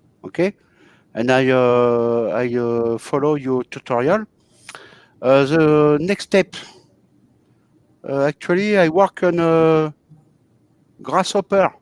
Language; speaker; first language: English; non-native, learner; French